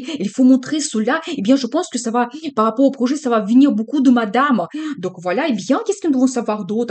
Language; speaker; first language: French; non-native, fluent; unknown